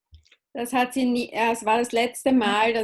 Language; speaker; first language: German; native; German